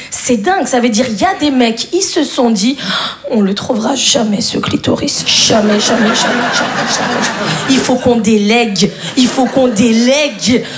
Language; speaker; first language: French; native; French